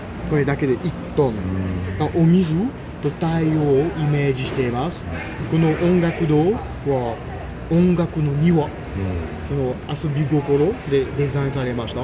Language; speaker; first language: Japanese; non-native, fluent; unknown